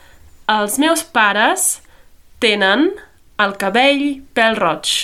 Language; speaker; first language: Catalan; non-native, fluent; English